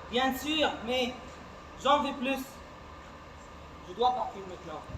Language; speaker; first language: French; non-native, learner; Arabic